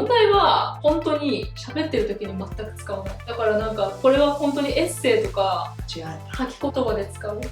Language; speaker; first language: Japanese; native; Japanese